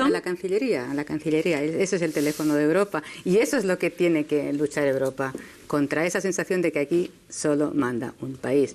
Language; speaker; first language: Spanish; native; Spanish